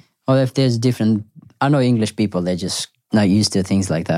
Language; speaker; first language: English; non-native, fluent; Pashto